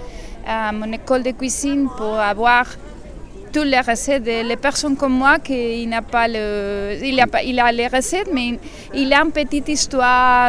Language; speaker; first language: French; non-native, learner; Spanish